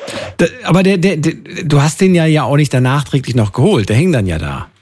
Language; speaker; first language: German; native; German